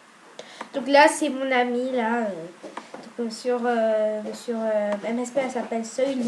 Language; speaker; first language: French; native; French